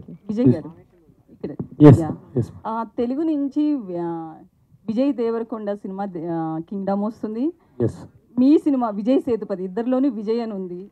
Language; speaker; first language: Telugu; native; Telugu